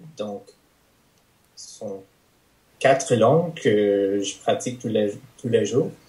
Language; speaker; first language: French; non-native, fluent; English